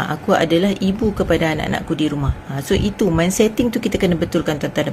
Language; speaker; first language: Malay; native; Malay